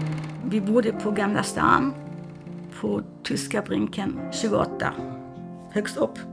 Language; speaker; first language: Swedish; non-native, fluent; German